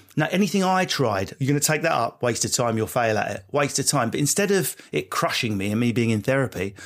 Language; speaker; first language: English; native; English